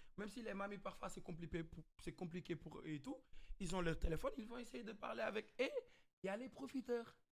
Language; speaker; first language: French; non-native, local second language; Wolof